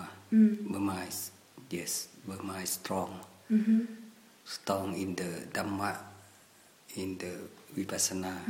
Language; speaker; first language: English; non-native, learner; Thai